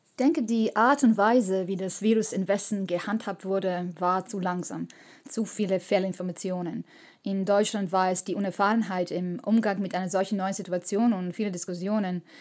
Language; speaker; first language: German; native; German